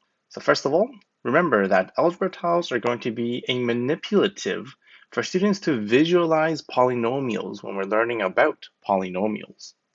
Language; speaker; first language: English; native; English